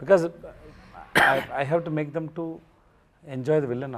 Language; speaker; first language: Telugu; non-native, learner; Tamil